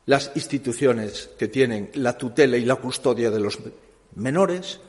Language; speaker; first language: Spanish; non-native, local second language; Galician